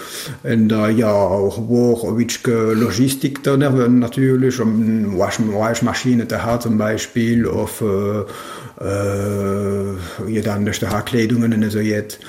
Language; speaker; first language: German; non-native, local second language; French